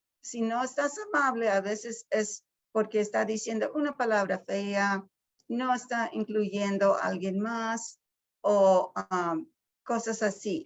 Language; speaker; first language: Spanish; early bilingual, heritage; Spanish